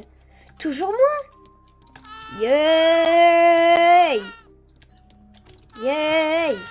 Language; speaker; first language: French; native; French